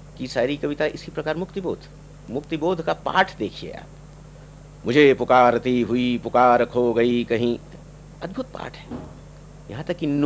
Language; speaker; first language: Hindi; native; Hindi